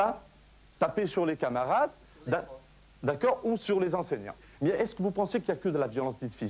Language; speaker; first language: French; native; French